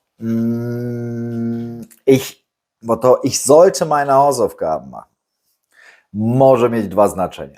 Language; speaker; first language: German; non-native, fluent; Polish